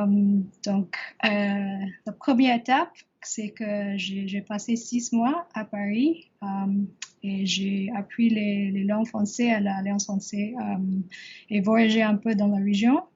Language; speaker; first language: French; non-native, learner; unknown